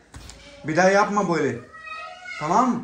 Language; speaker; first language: Turkish; non-native, learner; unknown